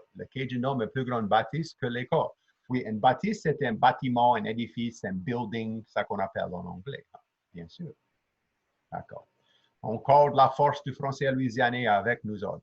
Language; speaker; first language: French; native; French